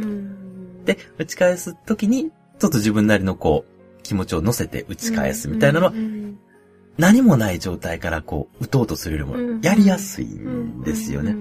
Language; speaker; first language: Japanese; native; Japanese